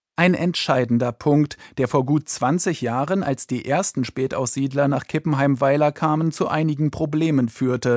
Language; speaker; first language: German; native; German